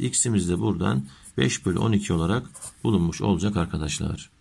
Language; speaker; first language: Turkish; native; Turkish